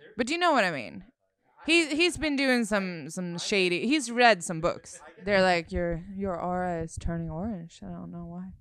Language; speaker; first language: English; non-native, fluent; Swedish